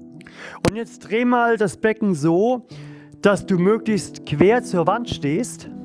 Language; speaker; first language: German; native; German